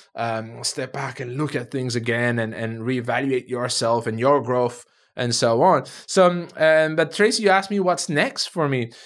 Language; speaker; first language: English; non-native, fluent; Turkish